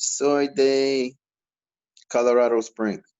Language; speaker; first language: Spanish; non-native, learner; English